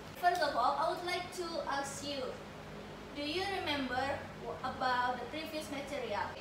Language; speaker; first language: English; non-native, learner; Indonesian